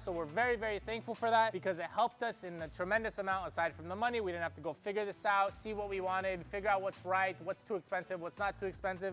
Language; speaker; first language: English; native; English